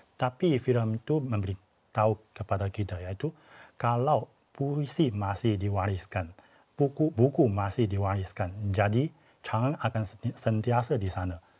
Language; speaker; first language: Malay; non-native, fluent; Chinese